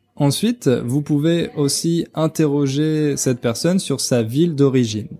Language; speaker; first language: French; native; French